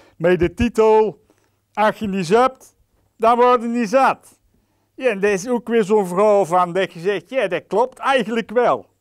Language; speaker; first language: Dutch; native; Dutch